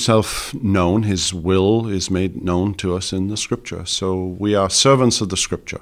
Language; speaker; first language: English; native; English